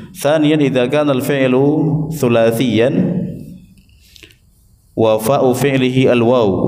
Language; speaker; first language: Arabic; non-native, fluent; Indonesian